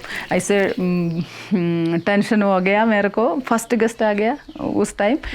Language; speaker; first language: Hindi; non-native, local second language; Malayalam